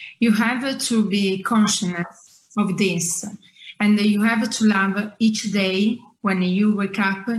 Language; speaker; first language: English; non-native, fluent; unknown